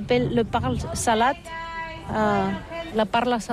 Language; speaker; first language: French; non-native, learner; Catalan